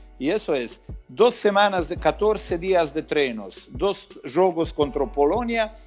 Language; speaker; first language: Portuguese; non-native, learner; Croatian